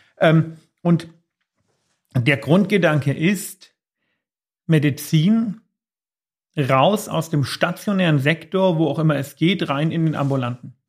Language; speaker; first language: German; native; German